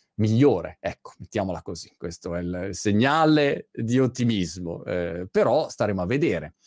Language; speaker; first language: Italian; native; Italian